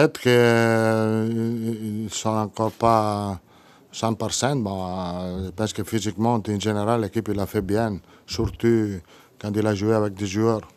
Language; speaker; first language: French; non-native, learner; Italian